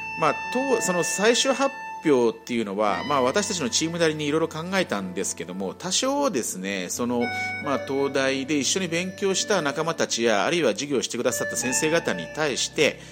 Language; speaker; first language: Japanese; native; Japanese